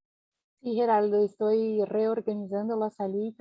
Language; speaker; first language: Spanish; non-native, fluent; Portuguese